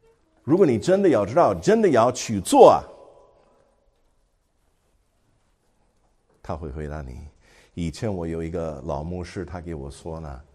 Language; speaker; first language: Chinese; non-native, fluent; English